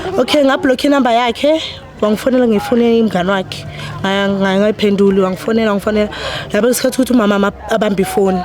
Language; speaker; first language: Zulu; native; Zulu